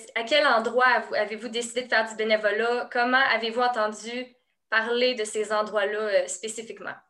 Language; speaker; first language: French; native; French